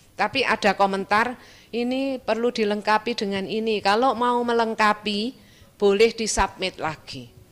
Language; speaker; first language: Indonesian; non-native, local second language; Javanese